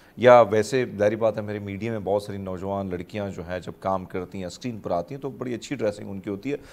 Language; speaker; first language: Urdu; non-native, local second language; Punjabi